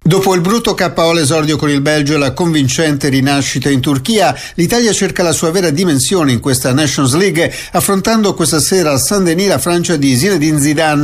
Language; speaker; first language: Italian; native; Italian